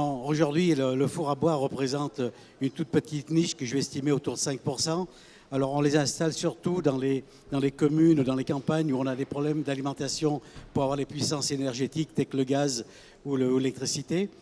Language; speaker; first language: French; native; French